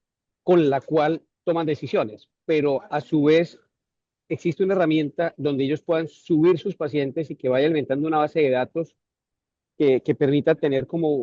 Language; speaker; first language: Spanish; native; Spanish